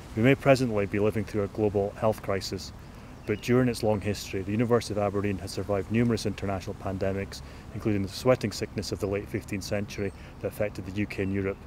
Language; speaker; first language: English; native; English